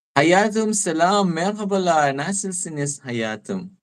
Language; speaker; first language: Turkish; non-native, learner; Filipino